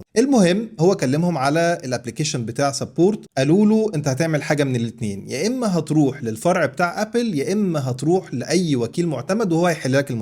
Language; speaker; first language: Arabic; native; Arabic